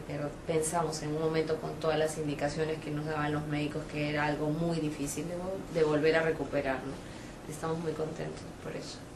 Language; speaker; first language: Spanish; native; Spanish